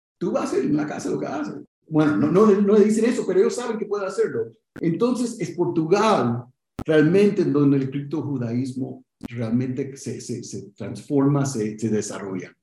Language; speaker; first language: Spanish; early bilingual, heritage; Spanish